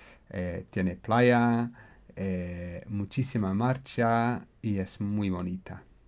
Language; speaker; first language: Spanish; non-native, fluent; English